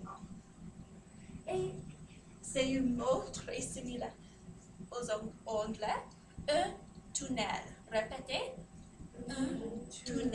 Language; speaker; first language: French; non-native, fluent; English